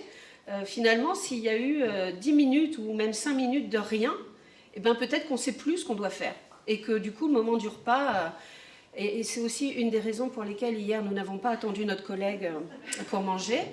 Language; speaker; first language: French; native; French